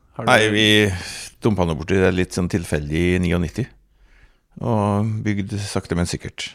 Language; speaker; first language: Norwegian; native; Norwegian